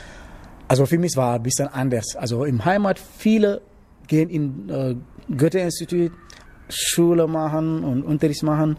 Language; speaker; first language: German; non-native, learner; Wolof